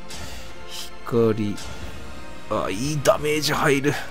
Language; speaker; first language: Japanese; native; Japanese